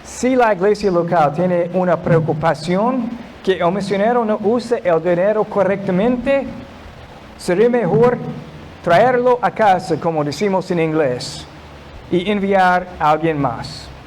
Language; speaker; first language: Spanish; non-native, fluent; English